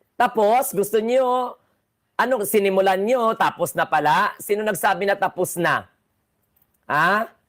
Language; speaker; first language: Filipino; non-native, local second language; Cebuano